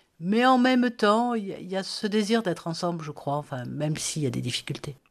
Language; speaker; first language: French; native; French